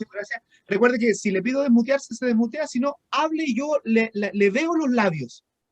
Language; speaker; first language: Spanish; native; Spanish